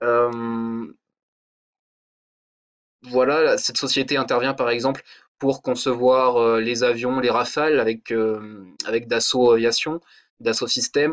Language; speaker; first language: French; native; French